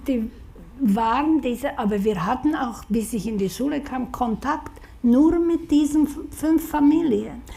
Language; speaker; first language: German; non-native, fluent; Slovak